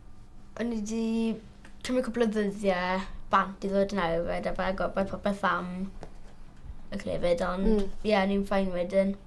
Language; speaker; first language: Welsh; native; Welsh